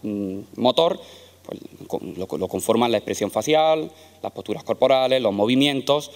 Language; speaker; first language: Spanish; native; Spanish